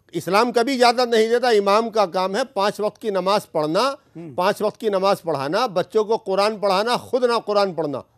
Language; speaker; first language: Hindi; native; Hindi